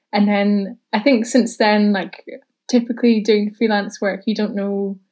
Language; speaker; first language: English; native; English